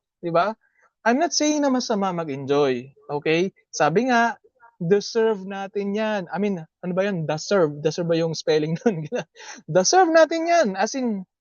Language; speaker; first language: Filipino; native; Filipino